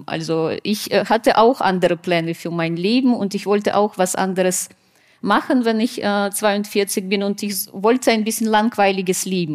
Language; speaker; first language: German; non-native, fluent; Russian